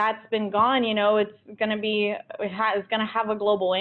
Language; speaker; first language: English; early bilingual, other home language; Portuguese